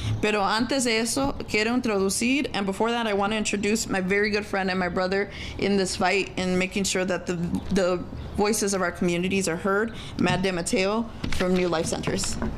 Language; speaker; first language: English; early bilingual, other home language; Spanish